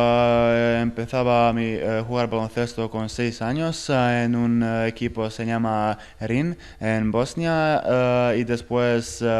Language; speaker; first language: Spanish; non-native, fluent; Bosnian